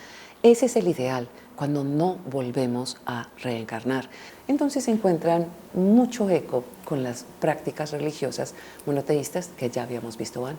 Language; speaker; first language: Spanish; native; Spanish